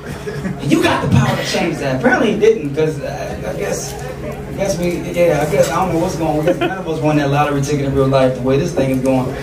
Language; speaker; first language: English; native; English